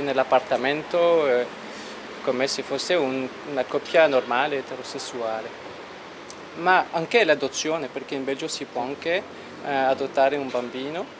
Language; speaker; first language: Italian; non-native, fluent; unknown